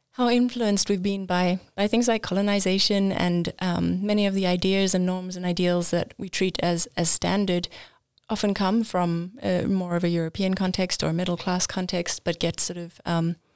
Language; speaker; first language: English; native; English